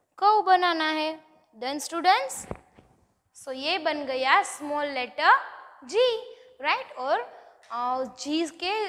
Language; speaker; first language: Hindi; non-native, local second language; Gujarati